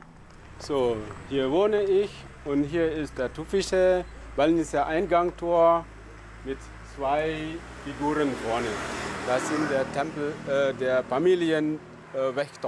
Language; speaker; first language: German; non-native, fluent; Balinese